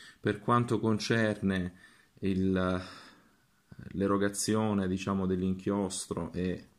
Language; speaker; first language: Italian; native; Italian